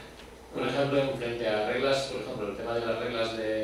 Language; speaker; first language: Spanish; native; Spanish